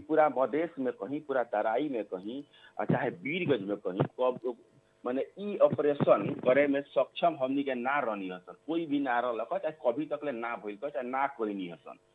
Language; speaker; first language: Bhojpuri; native; Bhojpuri